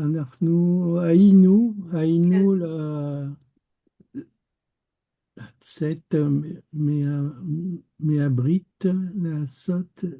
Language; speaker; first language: Hebrew; non-native, learner; French